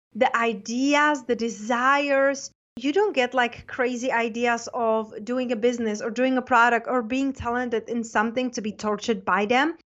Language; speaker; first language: English; non-native, fluent; Czech